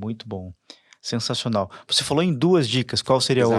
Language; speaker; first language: Portuguese; native; Portuguese